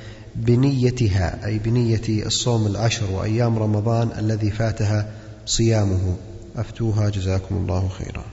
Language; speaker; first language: Arabic; native; Arabic